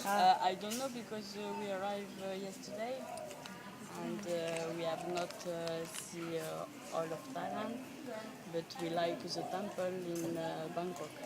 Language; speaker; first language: English; non-native, learner; French